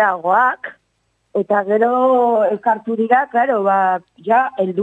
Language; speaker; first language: Basque; non-native, local second language; Spanish